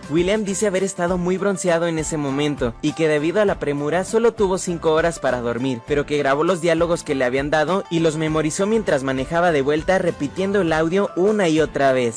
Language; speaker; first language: Spanish; native; Spanish